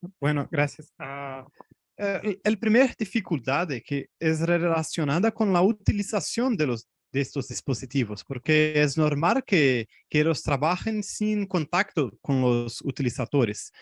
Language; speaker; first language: Spanish; non-native, fluent; Portuguese